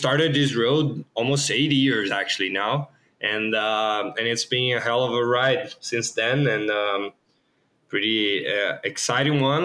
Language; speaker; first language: English; non-native, fluent; Portuguese